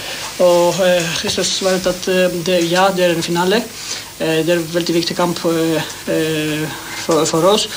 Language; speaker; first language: Norwegian; non-native, fluent; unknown